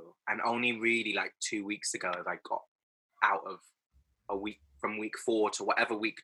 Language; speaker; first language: English; native; English